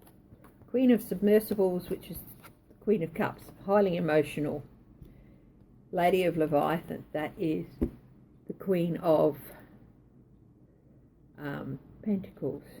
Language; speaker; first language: English; native; English